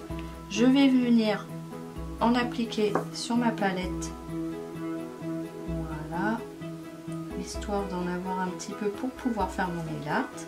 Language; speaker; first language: French; native; French